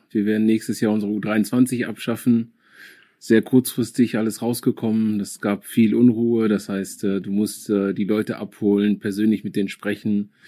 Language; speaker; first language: German; early bilingual, other home language; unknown